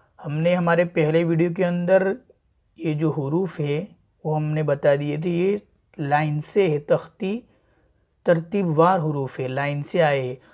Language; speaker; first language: Hindi; native; Hindi